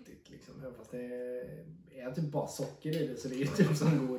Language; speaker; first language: Swedish; native; Swedish